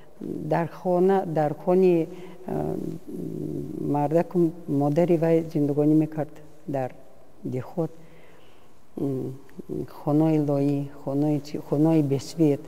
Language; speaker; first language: Tajik; non-native, fluent; Russian